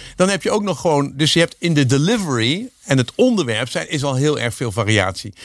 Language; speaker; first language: Dutch; native; Dutch